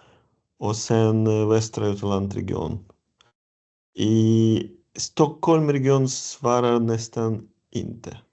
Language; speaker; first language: Swedish; non-native, fluent; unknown